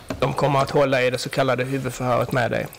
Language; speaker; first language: Swedish; non-native, fluent; Persian